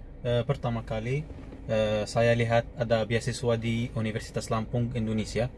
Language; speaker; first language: Indonesian; non-native, learner; Arabic